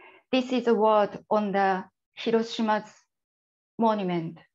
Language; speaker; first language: English; non-native, fluent; Japanese